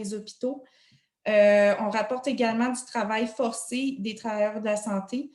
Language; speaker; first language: French; native; French